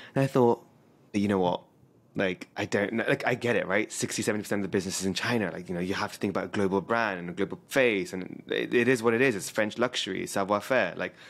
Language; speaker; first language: English; native; English